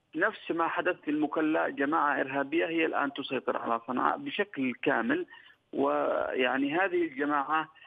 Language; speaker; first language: Arabic; native; Arabic